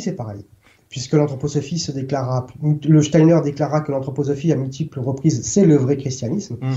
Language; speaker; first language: French; native; French